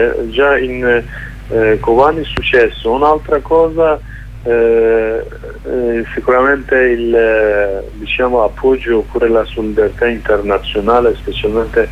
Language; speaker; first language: Italian; non-native, learner; Kurdish